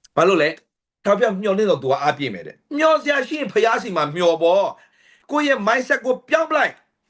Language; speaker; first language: Burmese; non-native, local second language; Tedim Chin